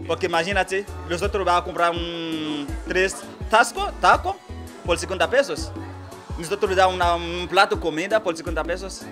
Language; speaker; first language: Spanish; non-native, learner; Haitian Creole